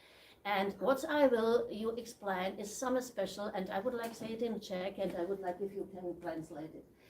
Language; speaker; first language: English; non-native, learner; Czech